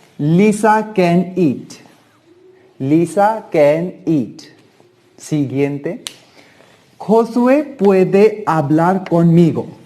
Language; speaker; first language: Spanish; non-native, learner; Hindi